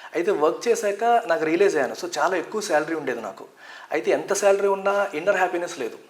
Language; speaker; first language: Telugu; native; Telugu